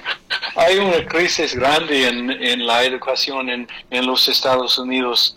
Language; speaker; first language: Spanish; non-native, fluent; English